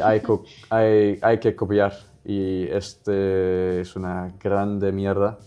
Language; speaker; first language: Spanish; non-native, learner; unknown